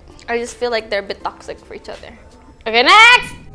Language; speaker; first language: English; early bilingual, other home language; Indonesian